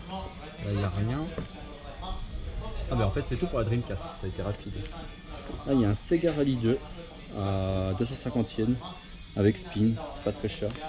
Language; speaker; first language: French; native; French